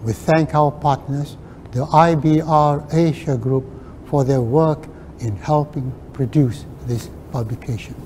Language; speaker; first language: English; non-native, local second language; Malay